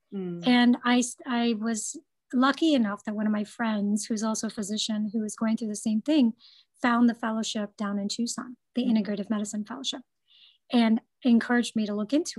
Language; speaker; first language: English; non-native, local second language; Gujarati